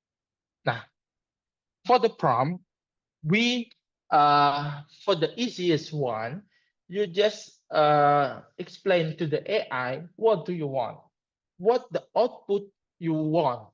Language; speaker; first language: English; non-native, learner; Indonesian